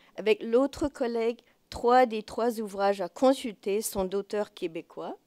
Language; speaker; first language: French; non-native, fluent; English